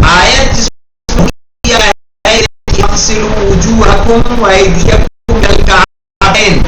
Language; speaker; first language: Arabic; non-native, fluent; Urdu